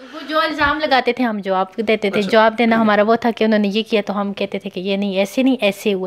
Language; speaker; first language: Urdu; non-native, local second language; Pashto